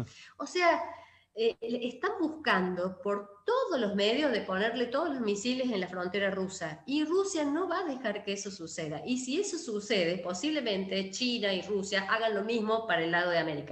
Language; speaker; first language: Spanish; native; Spanish